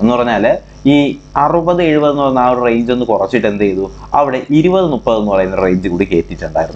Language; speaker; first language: Malayalam; native; Malayalam